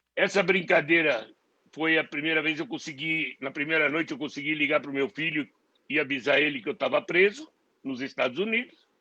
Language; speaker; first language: Portuguese; non-native, fluent; Hebrew